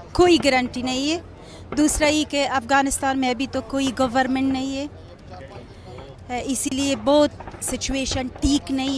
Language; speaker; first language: Hindi; non-native, fluent; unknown